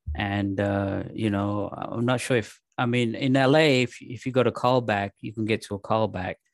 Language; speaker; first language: English; native; English